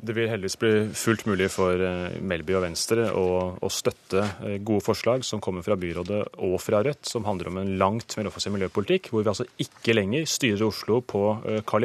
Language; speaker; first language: Norwegian; native; Norwegian